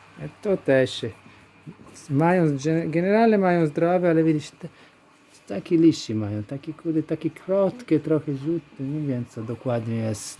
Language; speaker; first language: Polish; non-native, learner; Italian